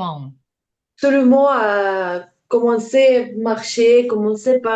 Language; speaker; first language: French; non-native, learner; Ukrainian